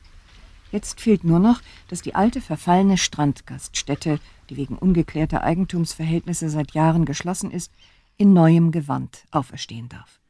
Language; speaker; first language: German; native; German